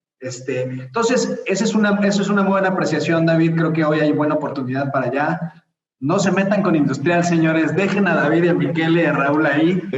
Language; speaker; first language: Spanish; native; Spanish